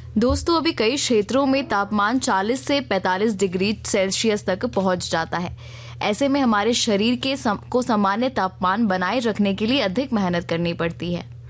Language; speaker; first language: Hindi; native; Hindi